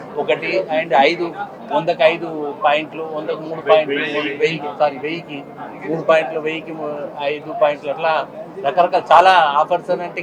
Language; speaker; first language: Telugu; native; Telugu